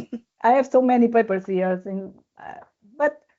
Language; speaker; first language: English; non-native, learner; Portuguese